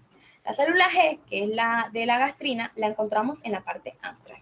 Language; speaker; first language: Spanish; native; Spanish